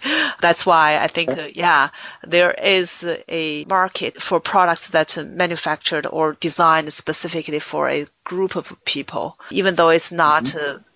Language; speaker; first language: English; non-native, fluent; Chinese